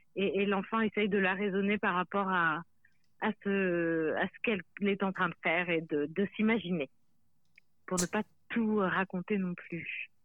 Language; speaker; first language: French; native; French